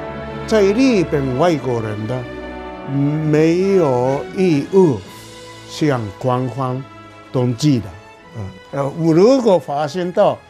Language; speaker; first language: Chinese; non-native, fluent; Japanese